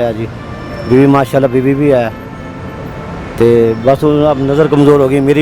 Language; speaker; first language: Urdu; non-native, local second language; Punjabi